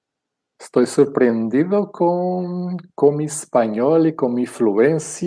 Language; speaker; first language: Spanish; non-native, fluent; Portuguese